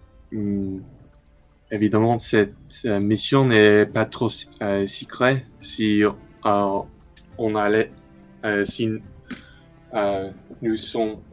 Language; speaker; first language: French; non-native, learner; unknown